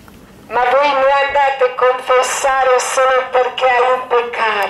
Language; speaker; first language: Italian; non-native, learner; Croatian